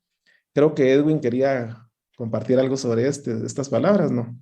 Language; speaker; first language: Spanish; native; Spanish